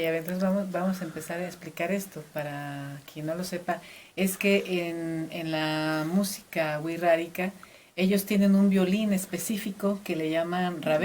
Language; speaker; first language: Spanish; native; Spanish